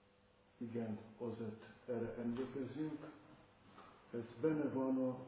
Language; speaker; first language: Hungarian; non-native, fluent; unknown